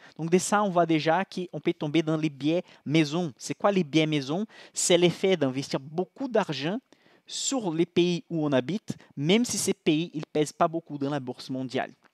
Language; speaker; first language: French; non-native, fluent; Portuguese